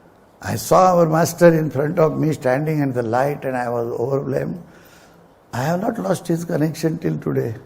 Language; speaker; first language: English; non-native, local second language; Marathi